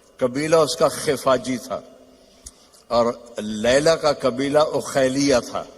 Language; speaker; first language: Urdu; non-native, local second language; Punjabi